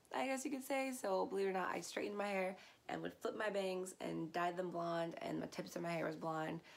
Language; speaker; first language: English; native; English